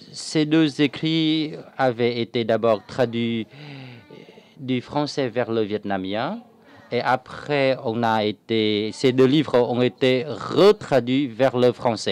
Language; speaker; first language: French; non-native, fluent; Vietnamese